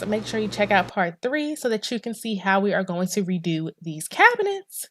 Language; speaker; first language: English; native; English